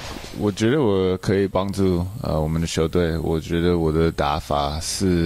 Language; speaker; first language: Chinese; early bilingual, heritage; English